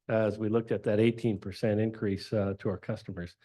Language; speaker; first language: English; native; English